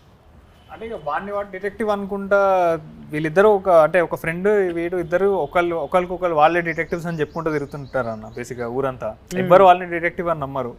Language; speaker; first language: Telugu; native; Telugu